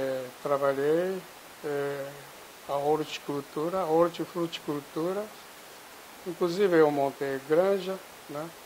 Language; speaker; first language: Portuguese; non-native, fluent; Japanese